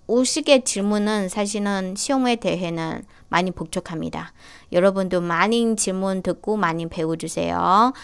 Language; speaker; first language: Korean; non-native, learner; Chinese